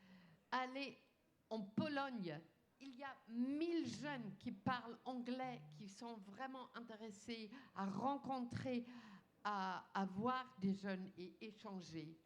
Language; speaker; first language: French; non-native, fluent; German